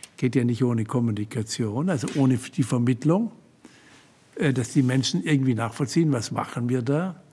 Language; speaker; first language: German; native; German